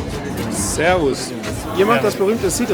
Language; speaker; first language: German; native; German